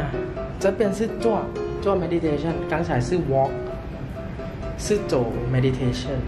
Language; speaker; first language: Chinese; non-native, learner; Thai